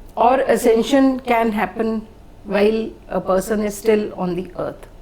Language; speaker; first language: English; non-native, local second language; Hindi